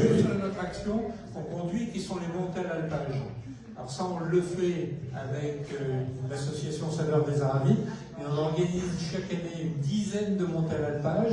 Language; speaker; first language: French; native; French